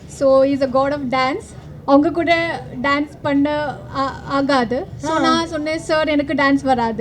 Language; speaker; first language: Tamil; non-native, learner; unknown